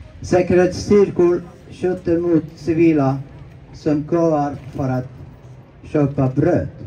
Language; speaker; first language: Swedish; non-native, fluent; Persian